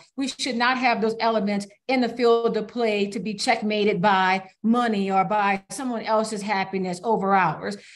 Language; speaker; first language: English; native; English